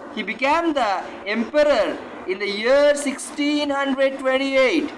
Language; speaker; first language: English; non-native, local second language; Bangla